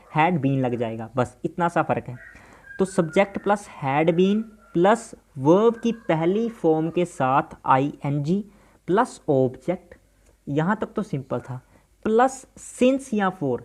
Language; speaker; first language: Hindi; non-native, local second language; Punjabi